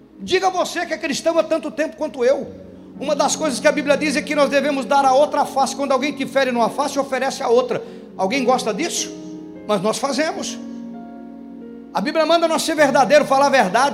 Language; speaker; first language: Portuguese; native; Portuguese